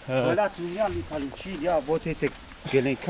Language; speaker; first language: Russian; non-native, local second language; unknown